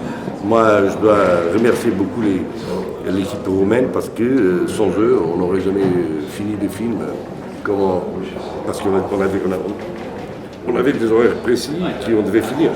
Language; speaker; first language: French; non-native, fluent; Portuguese